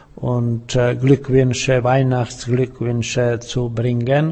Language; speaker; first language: German; non-native, fluent; Czech